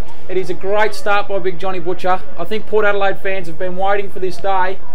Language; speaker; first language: English; native; English